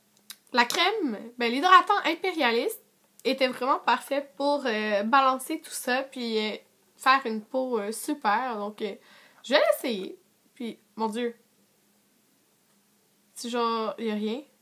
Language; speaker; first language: French; native; French